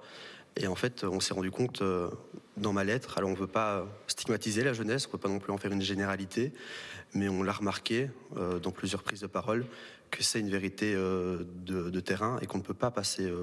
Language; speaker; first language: French; native; French